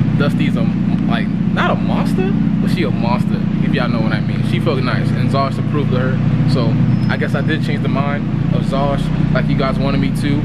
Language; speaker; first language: English; native; English